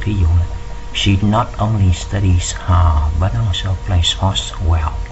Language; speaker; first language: English; non-native, fluent; Vietnamese